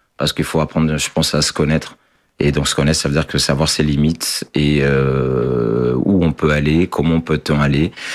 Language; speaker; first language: French; non-native, fluent; Portuguese